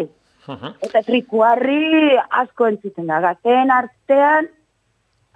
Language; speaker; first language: Basque; non-native, local second language; Spanish